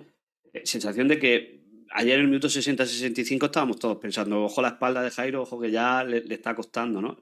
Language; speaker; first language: Spanish; native; Spanish